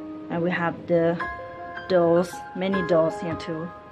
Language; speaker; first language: English; non-native, fluent; Thai